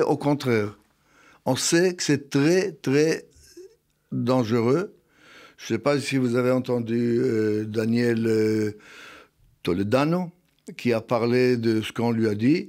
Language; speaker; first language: French; non-native, fluent; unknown